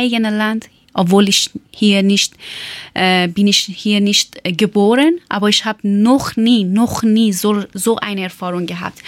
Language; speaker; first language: German; non-native, learner; Persian